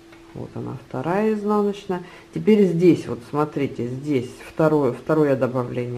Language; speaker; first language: Russian; native; Russian